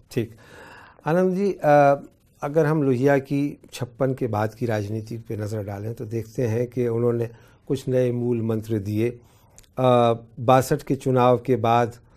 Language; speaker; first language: Hindi; native; Hindi